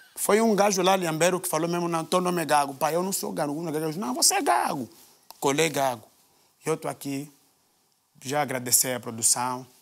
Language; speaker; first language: Portuguese; native; Portuguese